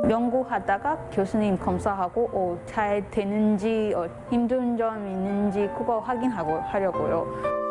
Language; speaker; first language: Korean; non-native, learner; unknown